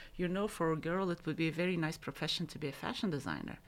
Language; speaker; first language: English; non-native, fluent; Mongolian